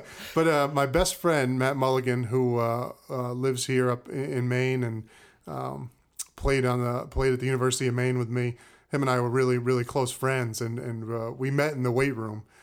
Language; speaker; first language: English; native; English